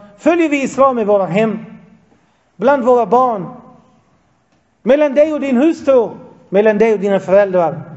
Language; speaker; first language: Swedish; non-native, fluent; Arabic